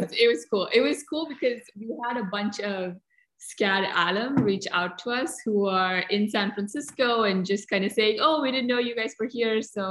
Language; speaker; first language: English; non-native, local second language; Malayalam